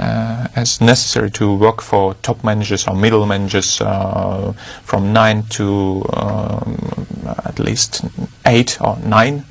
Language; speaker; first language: English; non-native, fluent; Russian